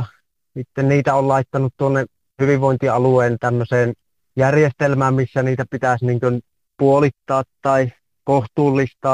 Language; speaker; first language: Finnish; native; Finnish